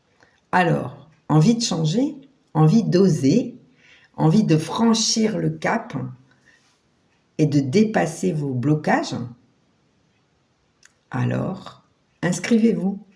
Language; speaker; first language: French; native; French